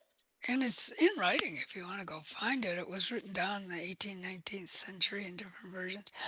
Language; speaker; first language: English; native; English